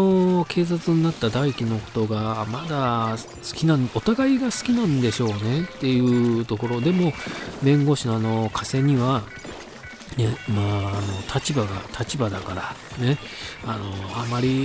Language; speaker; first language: Japanese; native; Japanese